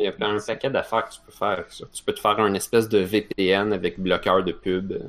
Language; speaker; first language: French; native; French